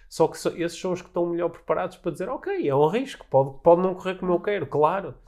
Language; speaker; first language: Portuguese; native; Portuguese